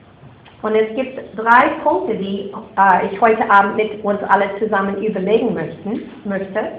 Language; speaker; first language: German; non-native, fluent; English